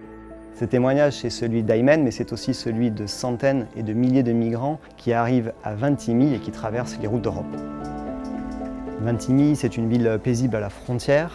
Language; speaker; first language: French; native; French